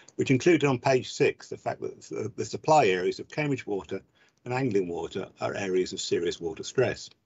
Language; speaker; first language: English; native; English